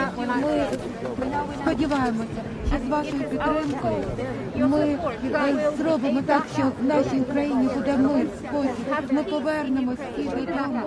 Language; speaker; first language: Ukrainian; native; Ukrainian